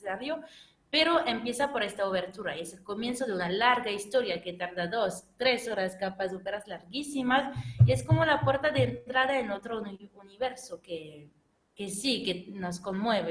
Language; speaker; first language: Spanish; non-native, fluent; French